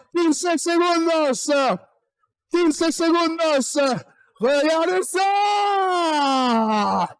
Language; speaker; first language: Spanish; non-native, learner; French